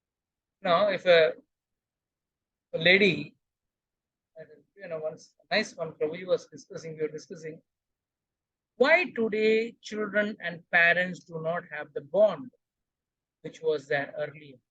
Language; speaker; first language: English; non-native, local second language; Hindi